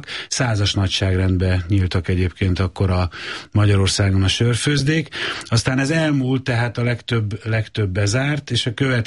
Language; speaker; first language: Hungarian; native; Hungarian